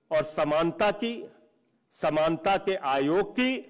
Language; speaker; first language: Hindi; native; Hindi